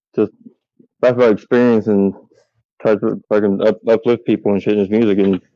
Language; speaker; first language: English; native; English